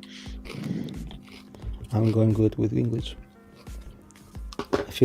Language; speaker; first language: English; non-native, fluent; Spanish